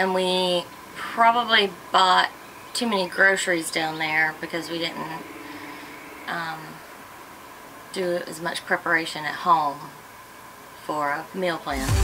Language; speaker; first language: English; native; English